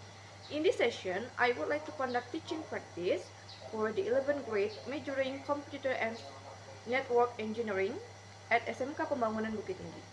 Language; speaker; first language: English; non-native, learner; Indonesian